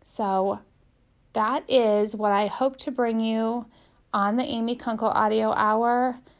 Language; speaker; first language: English; native; English